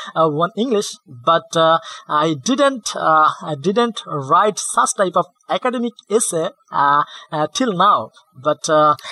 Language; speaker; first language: English; non-native, learner; Bangla